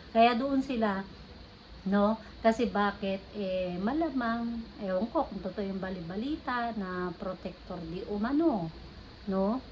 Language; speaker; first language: Filipino; native; Filipino